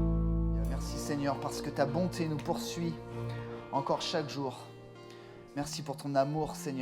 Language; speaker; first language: French; native; French